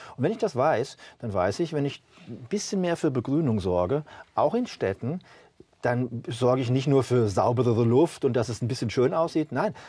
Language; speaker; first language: German; native; German